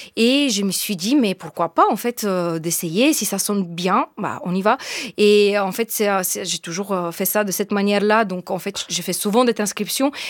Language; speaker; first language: French; non-native, fluent; Bulgarian